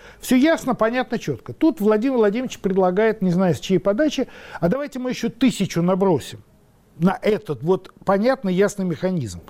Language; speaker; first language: Russian; native; Russian